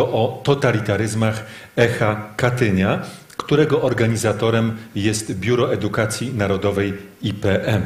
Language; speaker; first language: Polish; native; Polish